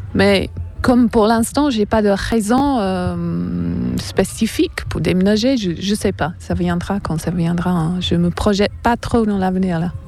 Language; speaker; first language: French; non-native, fluent; English